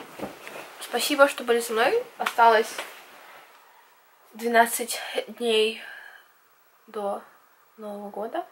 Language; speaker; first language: Russian; native; Russian